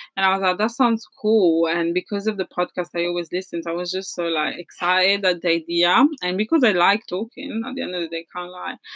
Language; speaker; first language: English; non-native, fluent; Italian